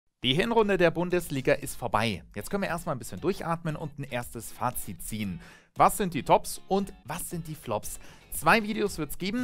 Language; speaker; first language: German; native; German